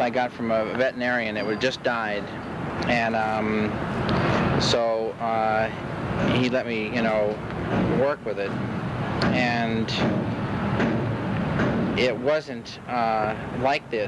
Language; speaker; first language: English; native; English